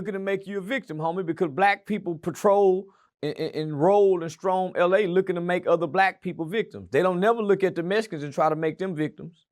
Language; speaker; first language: English; native; English